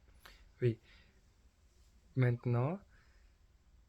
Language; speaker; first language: French; non-native, learner; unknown